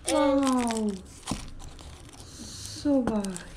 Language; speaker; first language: German; early bilingual, heritage; Bosnian